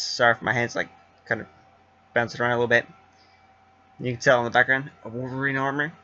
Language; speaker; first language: English; native; English